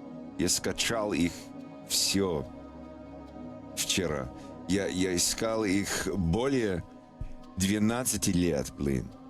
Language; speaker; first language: Russian; non-native, learner; English